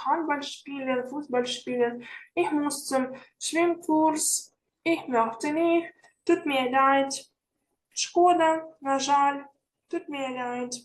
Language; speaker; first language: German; non-native, fluent; Ukrainian